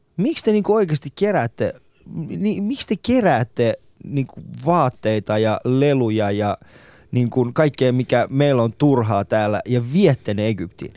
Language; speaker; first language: Finnish; non-native, fluent; Persian